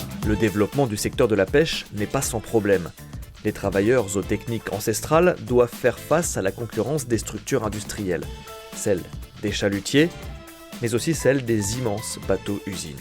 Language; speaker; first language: French; native; French